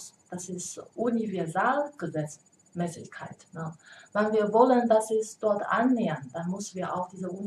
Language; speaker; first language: German; non-native, learner; Chinese